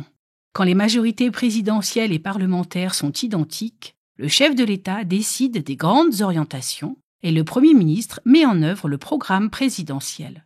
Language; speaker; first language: French; native; French